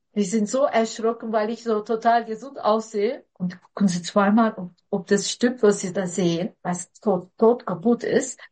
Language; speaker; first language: German; non-native, fluent; Turkish